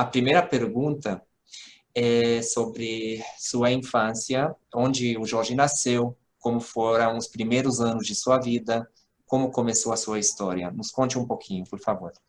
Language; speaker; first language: Portuguese; non-native, fluent; Hungarian